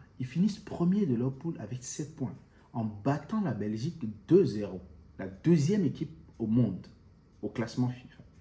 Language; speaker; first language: French; non-native, local second language; Fon